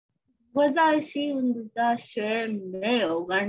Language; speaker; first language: Chinese; non-native, learner; English